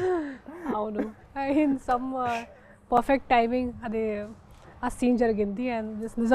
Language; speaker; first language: Telugu; non-native, local second language; Hindi